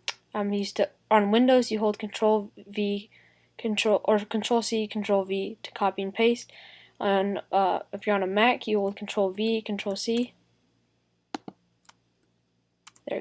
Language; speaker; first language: English; native; English